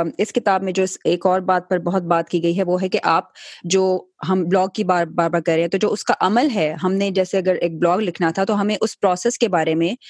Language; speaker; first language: Urdu; native; Urdu